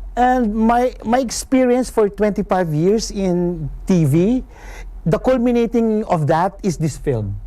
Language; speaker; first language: English; non-native, local second language; Filipino